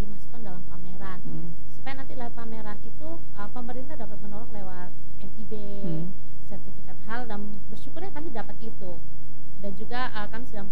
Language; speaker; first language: Indonesian; native; Indonesian